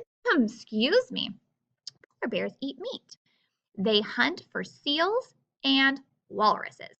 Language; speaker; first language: English; native; English